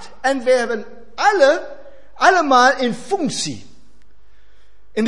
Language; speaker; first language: Dutch; non-native, fluent; German